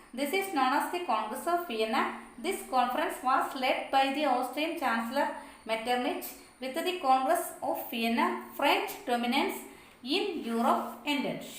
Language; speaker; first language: English; non-native, local second language; Malayalam